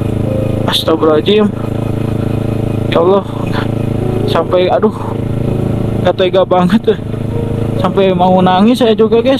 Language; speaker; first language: Indonesian; native; Indonesian